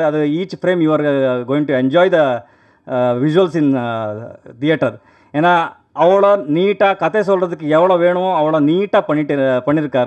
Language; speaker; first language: Tamil; non-native, learner; Kannada